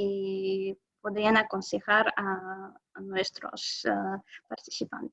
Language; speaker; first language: Spanish; non-native, fluent; Russian